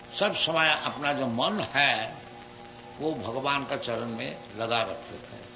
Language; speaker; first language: Hindi; non-native, local second language; Bangla